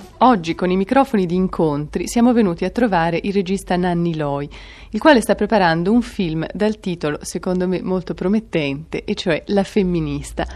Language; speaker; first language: Italian; native; Italian